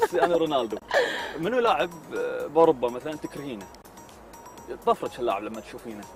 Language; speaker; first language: Arabic; native; Arabic